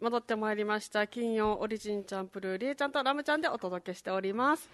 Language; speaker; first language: Japanese; native; Japanese